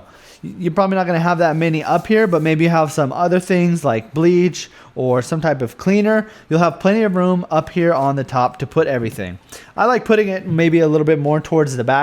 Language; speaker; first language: English; native; English